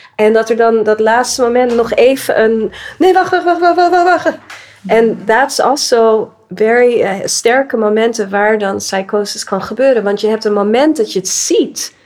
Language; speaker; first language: Dutch; early bilingual, other home language; English